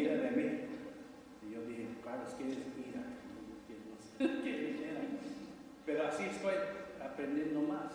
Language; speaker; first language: Spanish; non-native, learner; English